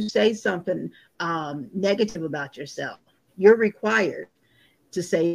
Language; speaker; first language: English; native; English